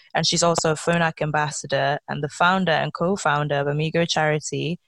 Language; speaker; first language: English; non-native, local second language; Yoruba